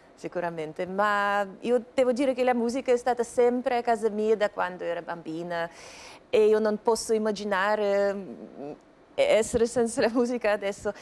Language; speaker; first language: Italian; non-native, fluent; Russian